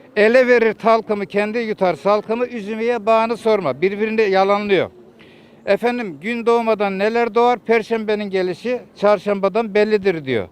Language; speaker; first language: Turkish; native; Turkish